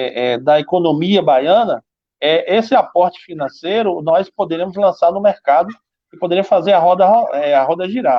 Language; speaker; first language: Portuguese; native; Portuguese